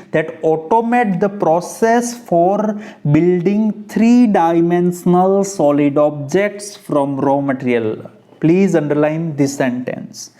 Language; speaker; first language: English; non-native, local second language; Gujarati